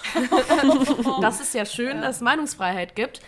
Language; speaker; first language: German; early bilingual, other home language; Vietnamese